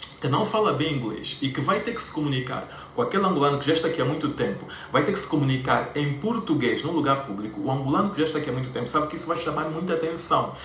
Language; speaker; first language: Portuguese; native; Portuguese